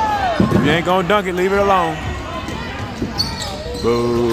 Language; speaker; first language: English; native; English